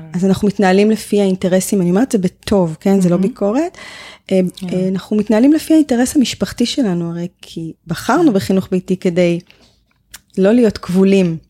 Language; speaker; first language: Hebrew; native; Hebrew